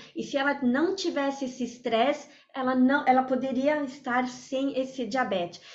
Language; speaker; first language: Portuguese; early bilingual, other home language; French